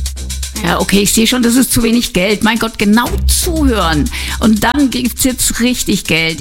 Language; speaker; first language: German; native; German